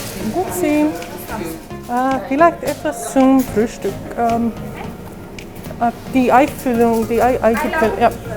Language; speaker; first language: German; non-native, learner; Finnish